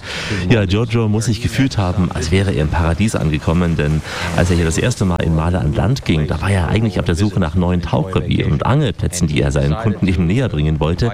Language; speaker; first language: German; native; German